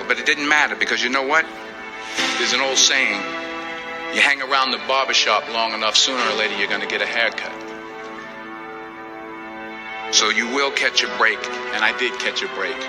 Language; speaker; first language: English; native; English